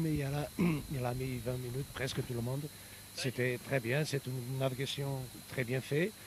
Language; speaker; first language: French; non-native, fluent; Portuguese